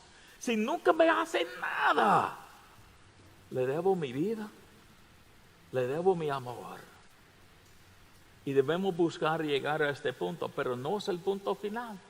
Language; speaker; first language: Spanish; non-native, fluent; English